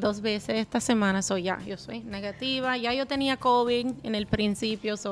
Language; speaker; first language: Spanish; non-native, fluent; English